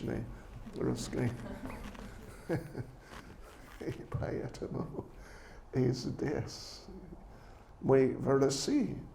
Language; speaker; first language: Russian; non-native, learner; English